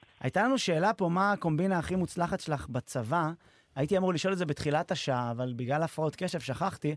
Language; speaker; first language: Hebrew; native; Hebrew